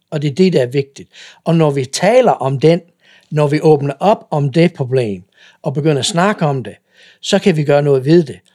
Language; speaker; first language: Danish; non-native, fluent; English